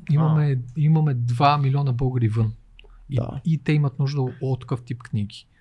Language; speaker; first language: Bulgarian; native; Bulgarian